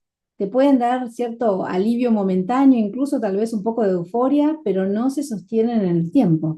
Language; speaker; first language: Spanish; native; Spanish